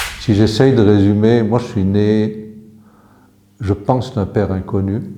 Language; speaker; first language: French; early bilingual, other home language; English